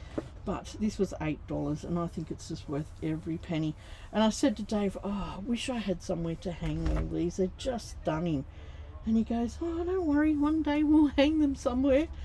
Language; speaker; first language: English; native; English